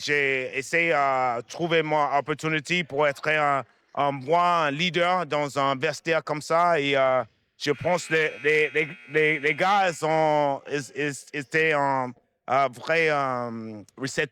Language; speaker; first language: French; non-native, fluent; English